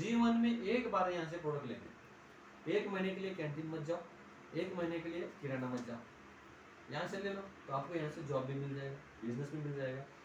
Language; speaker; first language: Hindi; non-native, local second language; Marathi